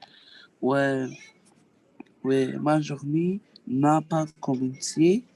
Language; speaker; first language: French; non-native, learner; Arabic